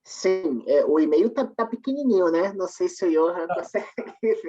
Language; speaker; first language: Portuguese; native; Portuguese